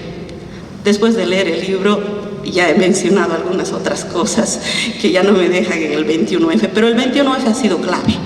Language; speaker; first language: Spanish; native; Spanish